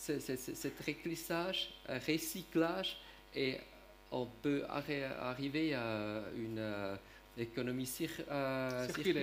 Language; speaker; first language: French; non-native, learner; German